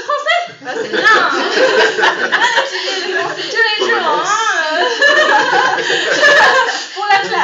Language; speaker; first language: French; non-native, fluent; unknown